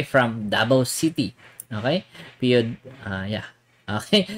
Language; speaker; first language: English; non-native, local second language; Filipino